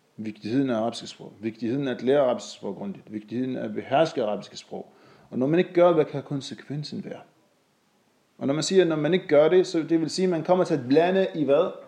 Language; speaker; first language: Danish; non-native, fluent; Arabic